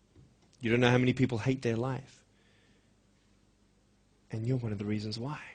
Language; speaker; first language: English; native; English